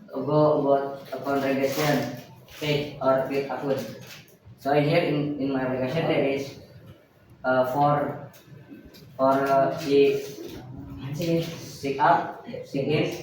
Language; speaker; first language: English; non-native, learner; Indonesian